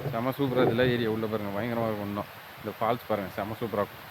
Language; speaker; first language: Tamil; native; Tamil